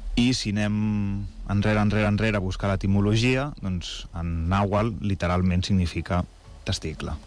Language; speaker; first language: Catalan; native; Catalan